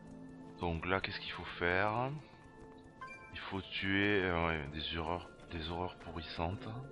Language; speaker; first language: French; native; French